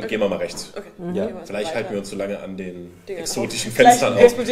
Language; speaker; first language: German; native; German